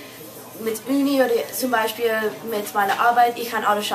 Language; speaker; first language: German; non-native, learner; English